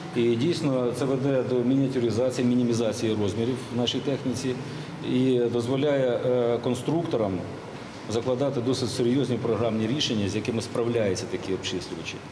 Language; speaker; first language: Ukrainian; native; Ukrainian